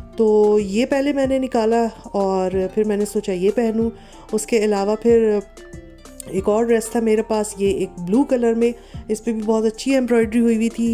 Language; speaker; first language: Urdu; native; Urdu